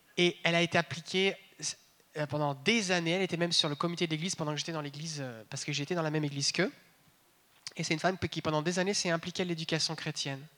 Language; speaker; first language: French; native; French